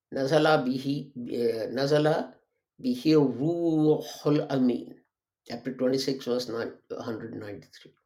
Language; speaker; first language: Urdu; native; Urdu